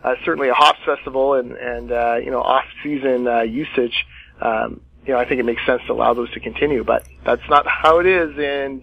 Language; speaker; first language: English; native; English